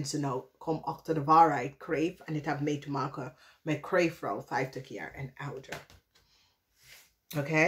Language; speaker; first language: Dutch; non-native, fluent; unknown